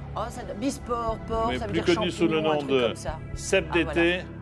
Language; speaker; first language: French; native; French